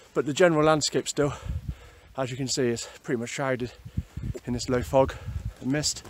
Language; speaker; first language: English; native; English